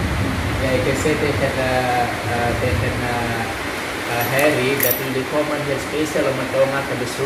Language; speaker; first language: Dutch; non-native, learner; Indonesian